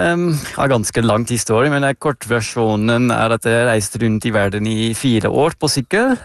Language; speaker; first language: Norwegian; non-native, fluent; Dutch